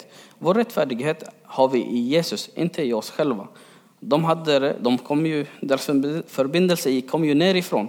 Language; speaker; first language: Swedish; early bilingual, other home language; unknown